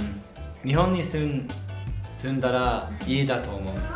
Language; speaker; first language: Japanese; non-native, learner; English